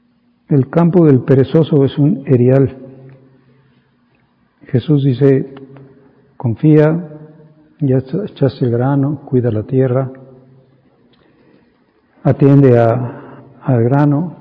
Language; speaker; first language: Spanish; native; Spanish